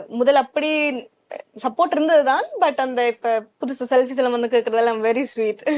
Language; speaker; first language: Tamil; early bilingual, heritage; Tamil